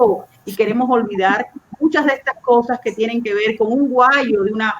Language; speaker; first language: Spanish; native; Spanish